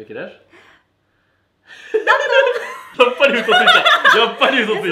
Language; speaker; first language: French; native; French